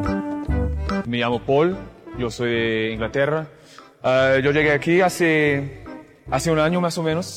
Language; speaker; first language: Spanish; non-native, fluent; English